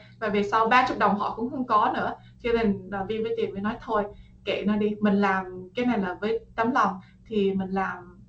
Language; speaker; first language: Vietnamese; early bilingual, heritage; Vietnamese